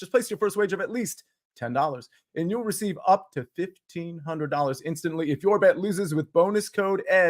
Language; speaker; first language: English; native; English